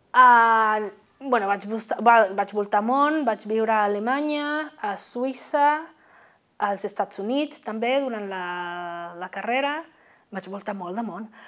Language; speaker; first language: Catalan; non-native, fluent; Spanish